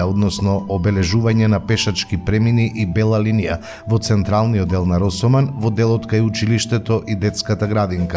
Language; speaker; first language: Macedonian; native; Macedonian